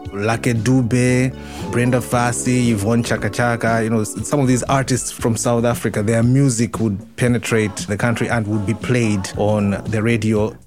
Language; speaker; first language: English; non-native, local second language; Nyanja